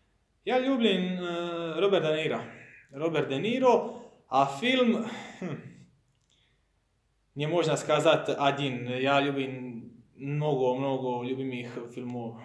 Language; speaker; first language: Russian; non-native, learner; Croatian